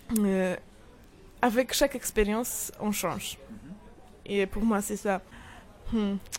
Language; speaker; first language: French; non-native, fluent; Polish